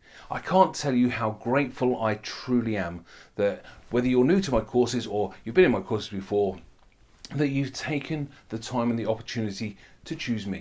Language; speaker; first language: English; native; English